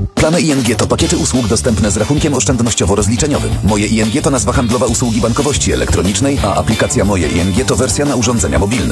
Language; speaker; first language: Polish; native; Polish